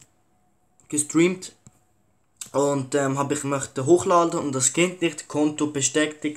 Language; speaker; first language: German; early bilingual, other home language; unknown